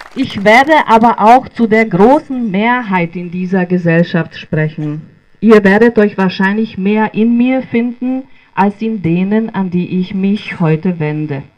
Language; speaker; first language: German; non-native, fluent; Bosnian